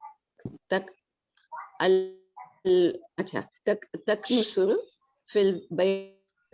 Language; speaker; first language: Arabic; non-native, learner; Urdu